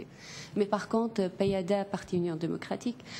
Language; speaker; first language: French; non-native, fluent; Kurdish